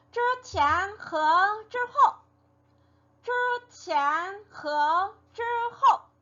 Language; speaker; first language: Chinese; non-native, fluent; Korean